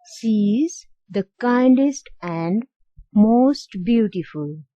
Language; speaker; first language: English; non-native, local second language; Nepali